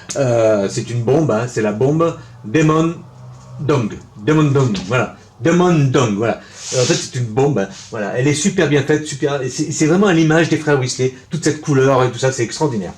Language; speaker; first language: French; native; French